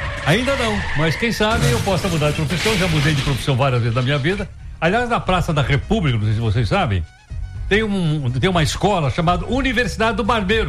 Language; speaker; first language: Portuguese; native; Portuguese